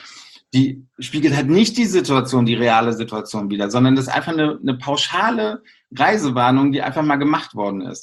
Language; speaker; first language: German; native; German